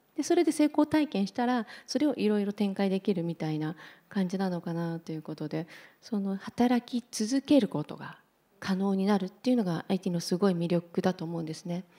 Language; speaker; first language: Japanese; native; Japanese